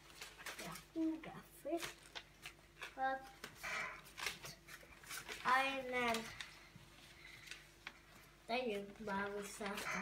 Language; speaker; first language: German; non-native, learner; Hungarian